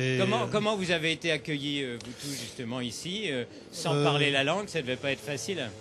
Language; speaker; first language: French; native; French